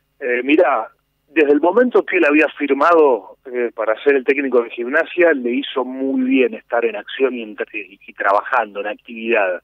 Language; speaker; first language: Spanish; native; Spanish